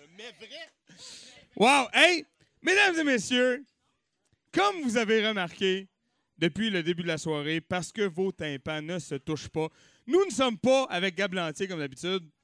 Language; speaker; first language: French; native; French